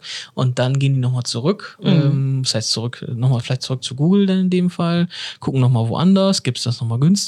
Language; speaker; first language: German; native; German